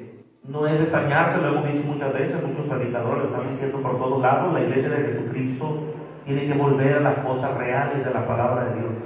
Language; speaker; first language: Spanish; native; Spanish